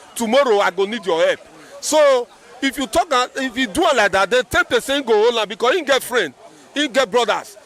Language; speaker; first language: Nigerian Pidgin; native; Nigerian Pidgin